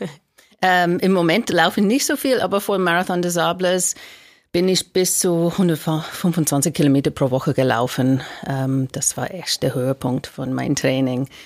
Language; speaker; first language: German; non-native, fluent; English